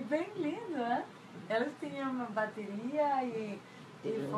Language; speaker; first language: Portuguese; non-native, fluent; Spanish